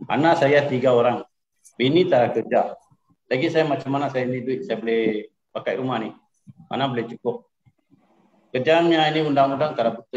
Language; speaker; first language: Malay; non-native, local second language; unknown